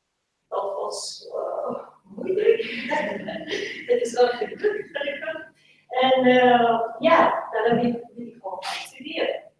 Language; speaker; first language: Dutch; non-native, local second language; Persian